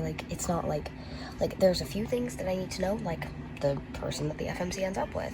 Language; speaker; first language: English; native; English